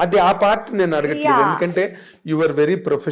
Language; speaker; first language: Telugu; native; Telugu